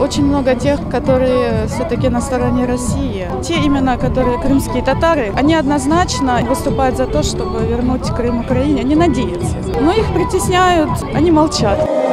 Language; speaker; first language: Ukrainian; non-native, local second language; Russian